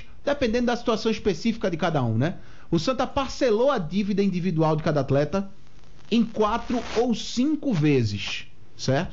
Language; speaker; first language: Portuguese; native; Portuguese